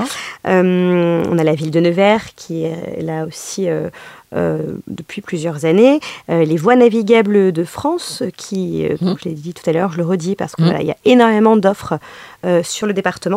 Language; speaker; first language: French; native; French